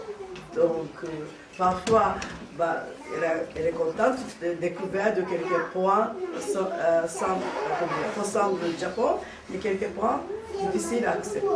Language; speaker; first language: French; non-native, learner; Japanese